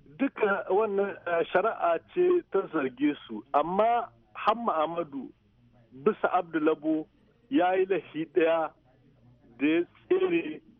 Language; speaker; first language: Hausa; native; Hausa